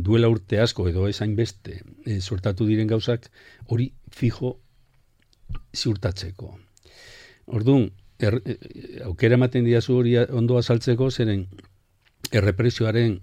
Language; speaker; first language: Basque; non-native, local second language; Spanish